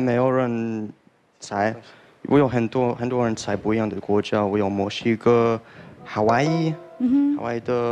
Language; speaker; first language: Chinese; non-native, learner; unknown